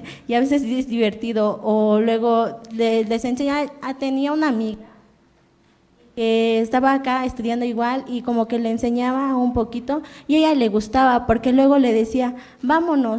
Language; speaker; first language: Spanish; non-native, local second language; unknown